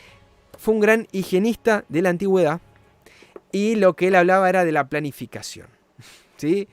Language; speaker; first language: Spanish; native; Spanish